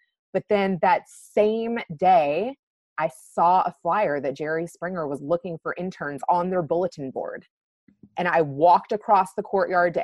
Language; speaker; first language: English; native; English